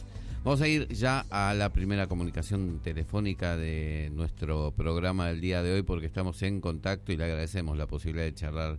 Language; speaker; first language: Spanish; native; Spanish